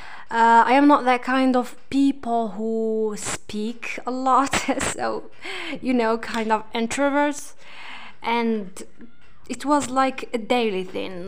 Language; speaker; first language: English; non-native, fluent; Arabic